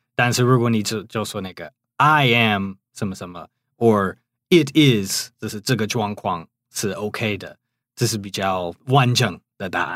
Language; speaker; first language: Chinese; non-native, fluent; English